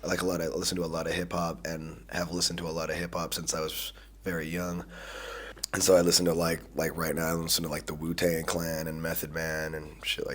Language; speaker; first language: English; native; English